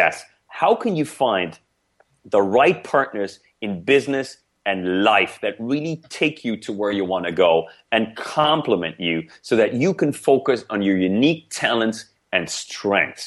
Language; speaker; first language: English; non-native, fluent; German